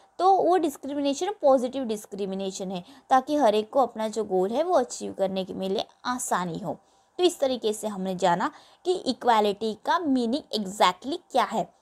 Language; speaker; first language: Hindi; non-native, local second language; Marathi